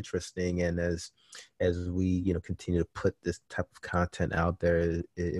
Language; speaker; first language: English; native; English